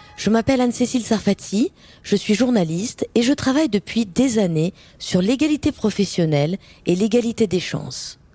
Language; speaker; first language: French; native; French